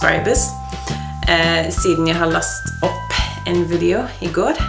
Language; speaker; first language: Norwegian; non-native, learner; English